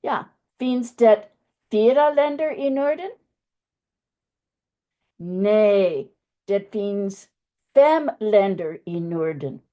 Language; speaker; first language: Swedish; non-native, fluent; English